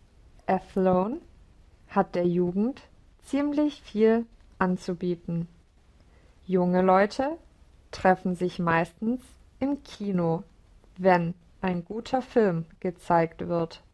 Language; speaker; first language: German; non-native, learner; English